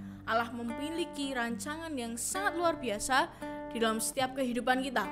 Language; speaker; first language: Indonesian; native; Indonesian